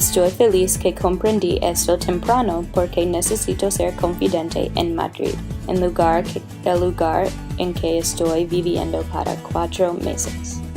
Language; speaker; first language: Spanish; non-native, learner; English